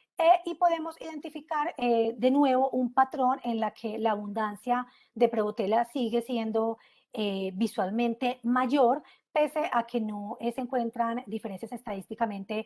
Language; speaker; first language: Spanish; native; Spanish